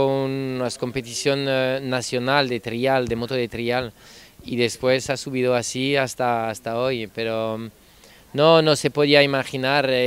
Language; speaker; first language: Spanish; non-native, fluent; French